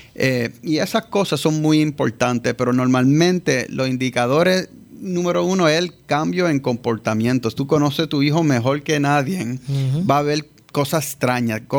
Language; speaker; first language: Spanish; early bilingual, heritage; Spanish